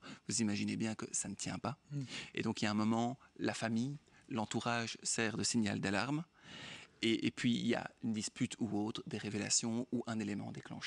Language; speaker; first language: French; native; French